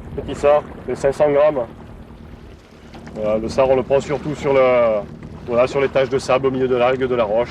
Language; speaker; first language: French; native; French